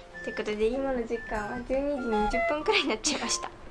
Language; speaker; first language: Japanese; native; Japanese